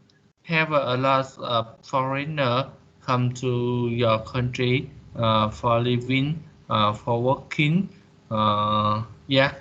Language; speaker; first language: English; non-native, learner; Vietnamese